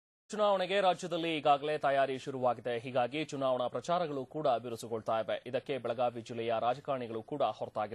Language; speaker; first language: Kannada; native; Kannada